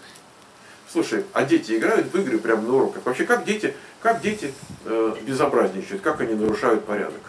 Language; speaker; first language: Russian; native; Russian